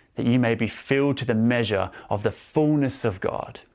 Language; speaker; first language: English; native; English